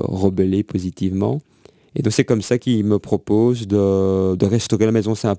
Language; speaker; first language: French; native; French